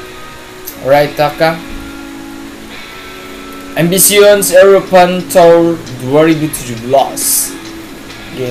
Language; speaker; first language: English; non-native, learner; Indonesian